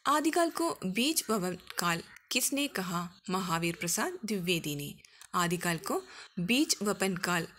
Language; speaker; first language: Hindi; non-native, local second language; Malayalam